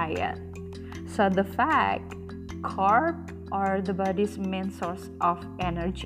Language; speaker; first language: English; non-native, fluent; Indonesian